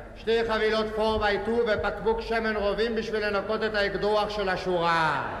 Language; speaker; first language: Hebrew; native; Hebrew